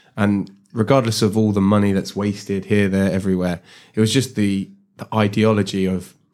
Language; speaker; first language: English; native; English